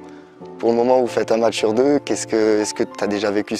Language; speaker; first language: French; native; French